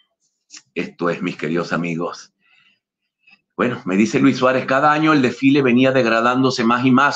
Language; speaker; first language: Spanish; native; Spanish